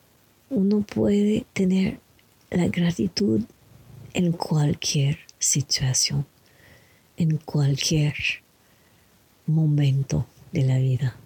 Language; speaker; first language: Spanish; non-native, learner; English